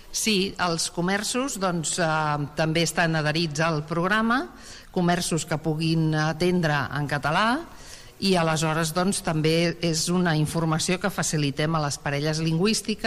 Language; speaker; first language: Catalan; native; Catalan